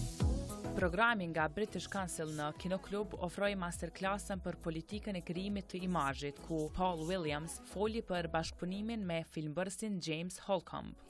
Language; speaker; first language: Albanian; native; Albanian